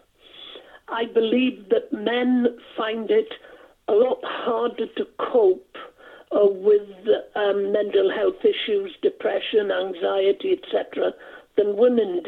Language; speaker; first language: English; non-native, local second language; Welsh